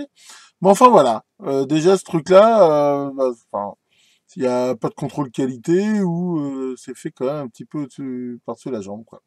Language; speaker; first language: French; native; French